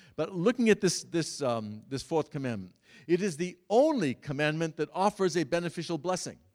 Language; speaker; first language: English; native; English